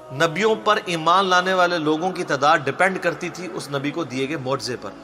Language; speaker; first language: Urdu; native; Urdu